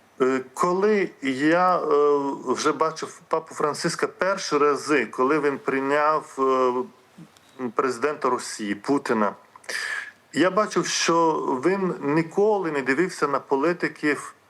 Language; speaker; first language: Ukrainian; non-native, fluent; Lithuanian